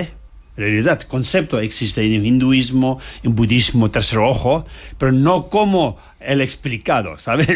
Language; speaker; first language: Spanish; non-native, learner; Tibetan